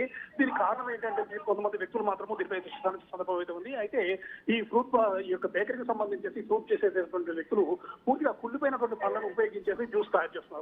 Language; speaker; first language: Telugu; native; Telugu